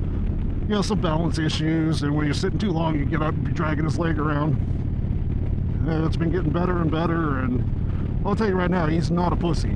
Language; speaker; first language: English; native; English